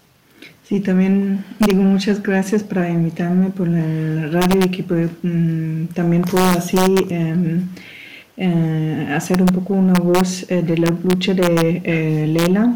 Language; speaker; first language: Spanish; non-native, fluent; German